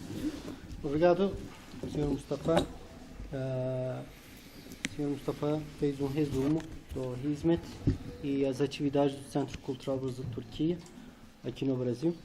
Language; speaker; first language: Portuguese; non-native, fluent; Turkish